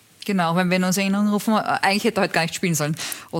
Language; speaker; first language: German; native; German